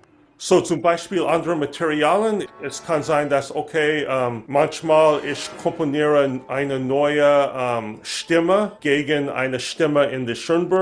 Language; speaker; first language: German; non-native, learner; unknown